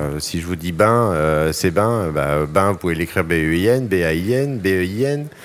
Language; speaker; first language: French; native; French